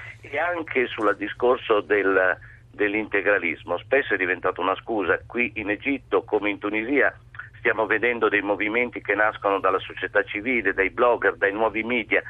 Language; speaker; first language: Italian; native; Italian